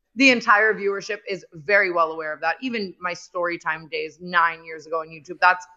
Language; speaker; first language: English; native; English